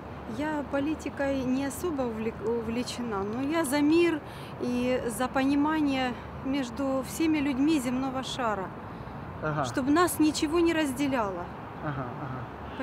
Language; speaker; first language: Russian; native; Russian